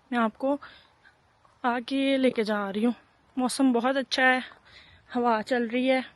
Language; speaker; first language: Hindi; early bilingual, other home language; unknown